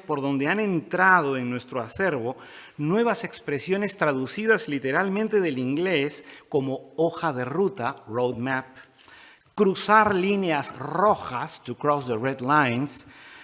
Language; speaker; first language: Spanish; native; Spanish